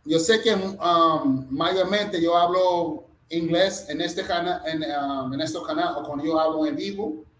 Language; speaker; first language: Spanish; non-native, fluent; English